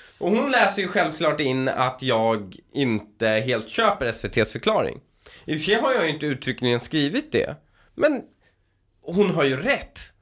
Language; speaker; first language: Swedish; early bilingual, other home language; Persian